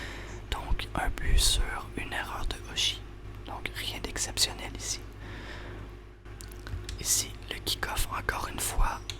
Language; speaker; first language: French; native; French